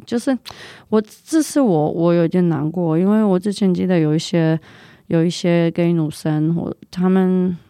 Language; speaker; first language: Chinese; non-native, fluent; English